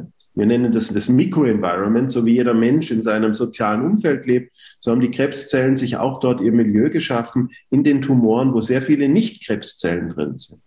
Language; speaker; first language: German; native; German